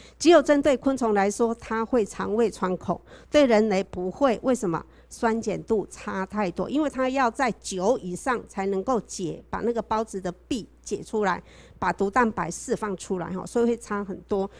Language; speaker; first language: Chinese; native; Chinese